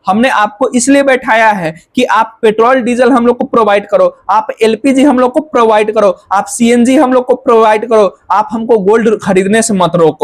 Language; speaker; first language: Hindi; native; Hindi